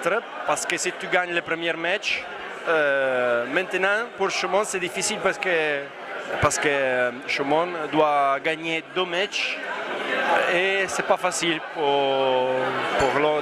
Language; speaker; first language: French; non-native, fluent; Italian